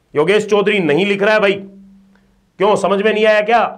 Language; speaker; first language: Hindi; native; Hindi